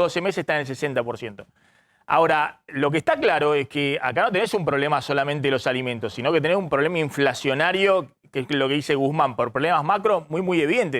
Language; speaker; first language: Spanish; native; Spanish